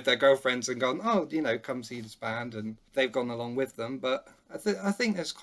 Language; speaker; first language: English; native; English